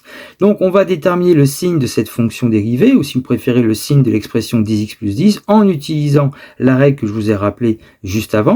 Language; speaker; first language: French; native; French